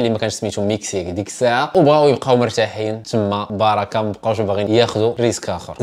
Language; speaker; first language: Arabic; native; Arabic